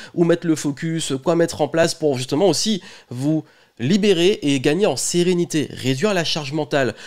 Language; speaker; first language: French; native; French